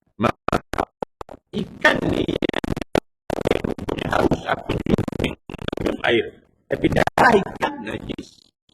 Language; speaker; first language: Malay; native; Malay